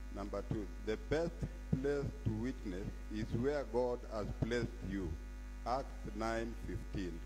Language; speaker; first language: English; non-native, local second language; Swahili